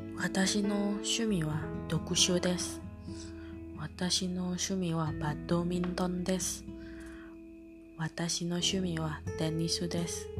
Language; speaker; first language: Japanese; non-native, learner; Indonesian